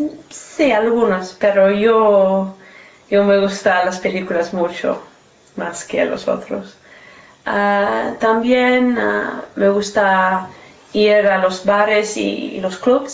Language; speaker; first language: Spanish; non-native, learner; English